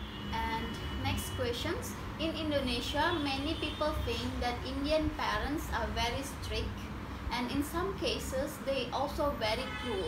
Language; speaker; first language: English; non-native, fluent; Indonesian